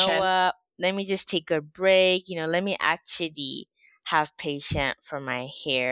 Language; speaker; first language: English; non-native, local second language; Yoruba